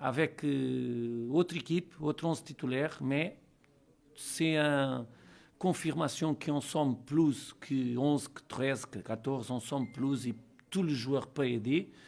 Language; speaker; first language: French; non-native, learner; Portuguese